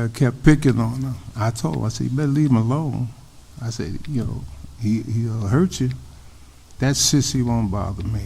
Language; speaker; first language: English; native; English